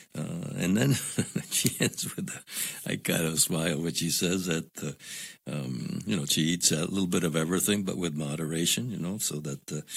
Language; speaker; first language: English; non-native, local second language; Spanish